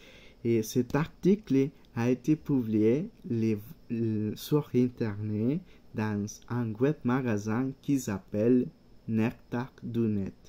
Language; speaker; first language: French; non-native, learner; Spanish